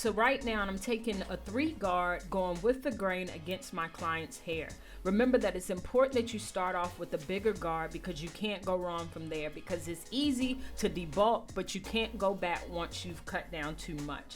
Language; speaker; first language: English; native; English